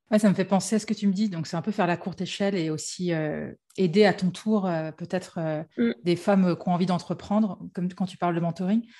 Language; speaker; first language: French; native; French